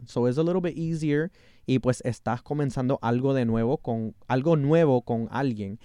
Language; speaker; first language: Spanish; early bilingual, heritage; Spanish